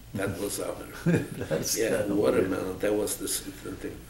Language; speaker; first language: English; non-native, fluent; Polish